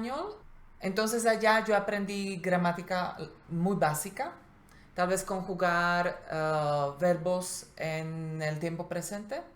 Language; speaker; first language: Spanish; non-native, fluent; Slovak